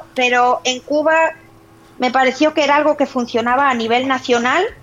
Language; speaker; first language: Spanish; native; Spanish